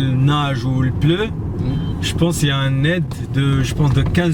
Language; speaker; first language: French; non-native, learner; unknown